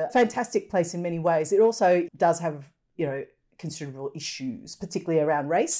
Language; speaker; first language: English; native; English